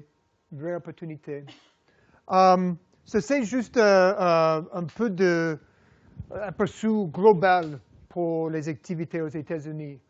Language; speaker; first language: French; non-native, fluent; English